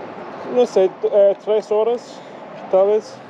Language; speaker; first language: Spanish; non-native, learner; English